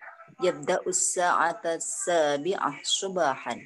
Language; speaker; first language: Arabic; non-native, learner; Indonesian